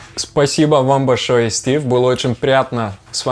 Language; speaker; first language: Russian; non-native, fluent; Dutch